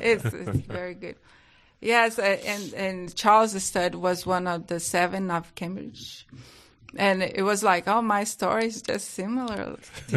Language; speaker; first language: English; non-native, fluent; Portuguese